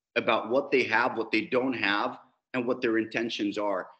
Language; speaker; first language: English; non-native, fluent; Spanish